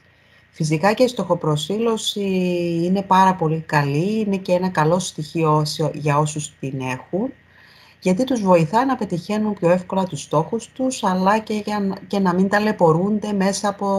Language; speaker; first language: Greek; native; Greek